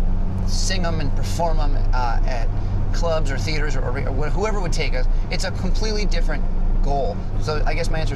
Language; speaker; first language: English; native; English